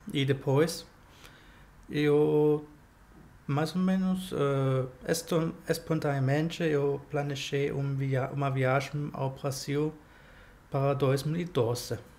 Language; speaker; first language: Portuguese; non-native, fluent; German